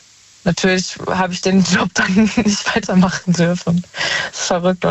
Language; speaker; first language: German; native; German